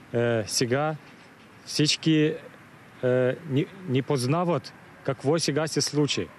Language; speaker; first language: Bulgarian; non-native, learner; Ukrainian